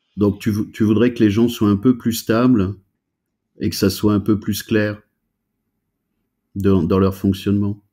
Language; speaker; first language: French; native; French